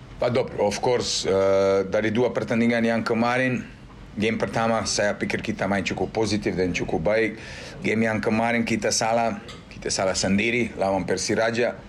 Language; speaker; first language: Indonesian; non-native, fluent; Serbian